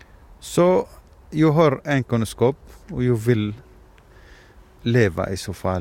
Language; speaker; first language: Swedish; non-native, fluent; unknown